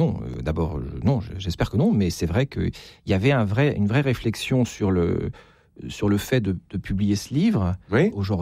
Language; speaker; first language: French; native; French